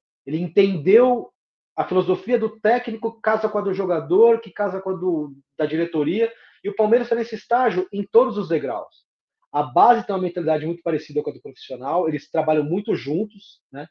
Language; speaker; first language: Portuguese; native; Portuguese